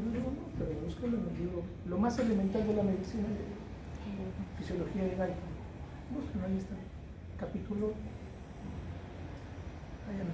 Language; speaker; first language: Spanish; native; Spanish